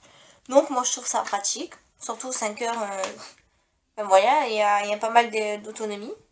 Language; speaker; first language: French; native; French